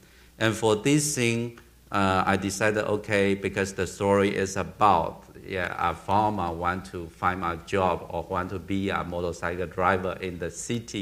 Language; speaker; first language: English; non-native, learner; Chinese